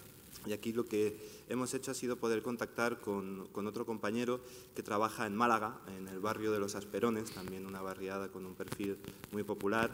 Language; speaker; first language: Spanish; native; Spanish